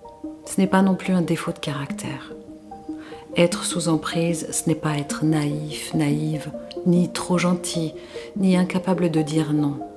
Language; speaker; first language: French; native; French